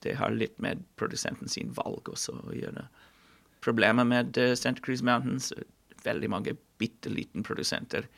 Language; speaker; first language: Norwegian; non-native, fluent; English